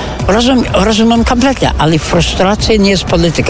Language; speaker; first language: Polish; non-native, fluent; English